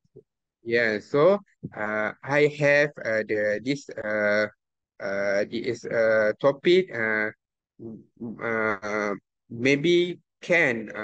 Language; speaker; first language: English; non-native, local second language; Malay